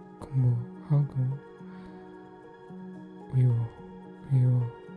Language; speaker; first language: Korean; non-native, learner; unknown